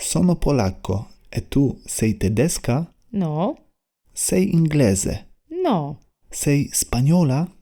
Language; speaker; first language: Italian; non-native, learner; Polish